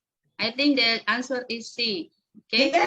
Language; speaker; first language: English; non-native, learner; Indonesian